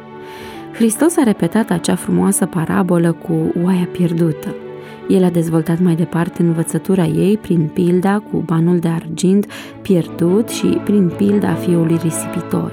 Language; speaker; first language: Romanian; native; Romanian